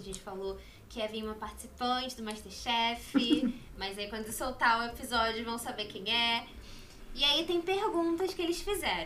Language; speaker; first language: Portuguese; native; Portuguese